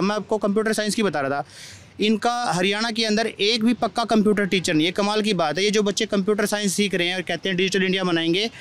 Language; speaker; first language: Hindi; native; Hindi